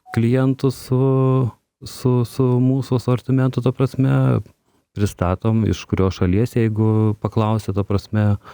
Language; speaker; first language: Lithuanian; native; Lithuanian